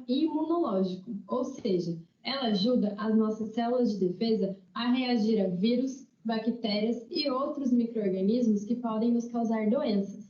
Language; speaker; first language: Portuguese; native; Portuguese